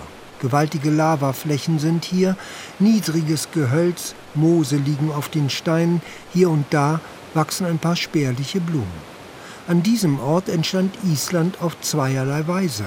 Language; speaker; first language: German; native; German